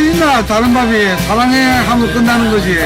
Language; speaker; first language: Korean; native; Korean